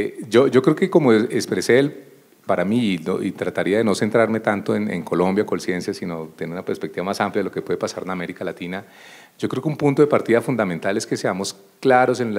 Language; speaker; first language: Spanish; native; Spanish